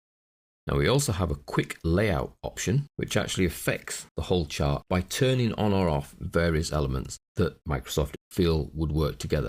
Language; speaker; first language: English; native; English